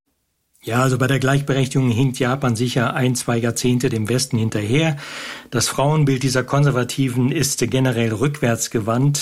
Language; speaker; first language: German; native; German